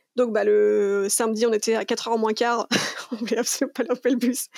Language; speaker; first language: French; native; French